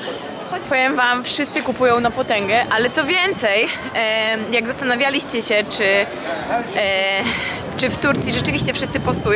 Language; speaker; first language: Polish; native; Polish